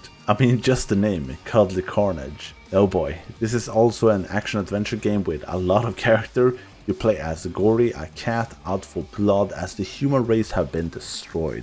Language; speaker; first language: English; non-native, fluent; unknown